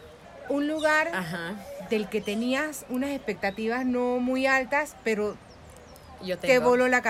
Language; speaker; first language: Spanish; native; Spanish